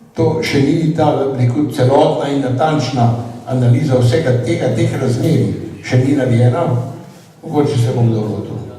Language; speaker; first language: Slovenian; native; Slovenian